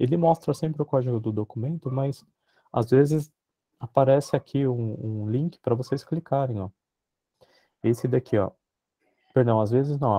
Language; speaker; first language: Portuguese; native; Portuguese